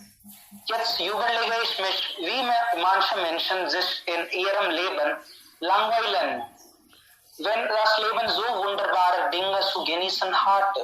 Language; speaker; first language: German; non-native, learner; Hindi